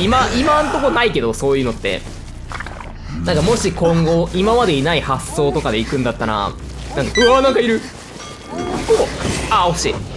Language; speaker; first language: Japanese; native; Japanese